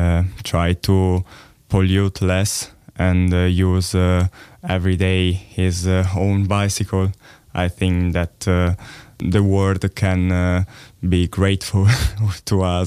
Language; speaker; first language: English; non-native, learner; Italian